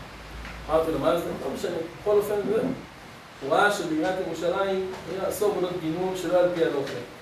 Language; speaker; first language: Hebrew; native; Hebrew